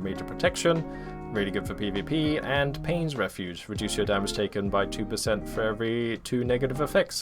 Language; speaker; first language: English; native; English